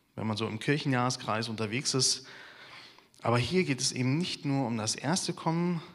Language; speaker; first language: German; native; German